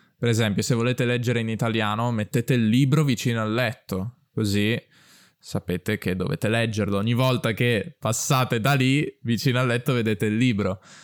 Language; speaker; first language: Italian; native; Italian